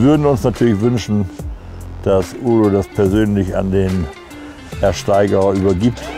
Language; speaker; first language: German; native; German